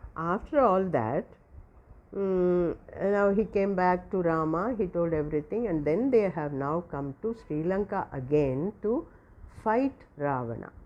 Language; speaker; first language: English; non-native, local second language; Tamil